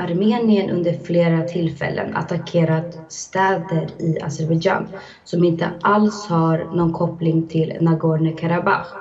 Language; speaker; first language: Swedish; early bilingual, other home language; Azerbaijani